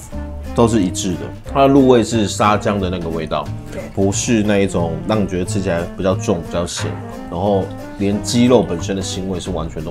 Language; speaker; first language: Chinese; native; Chinese